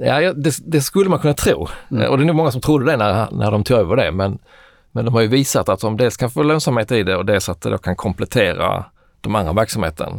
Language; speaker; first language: Swedish; native; Swedish